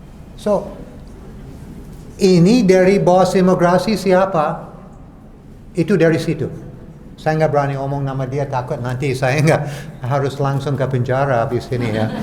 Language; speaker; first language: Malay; non-native, fluent; English